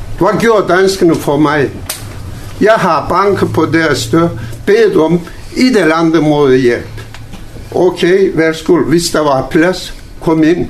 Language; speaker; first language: Danish; non-native, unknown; Turkish